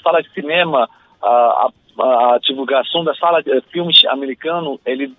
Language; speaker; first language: Portuguese; non-native, fluent; Chinese